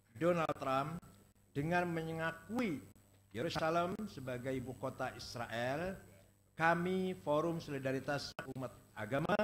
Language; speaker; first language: Indonesian; native; Indonesian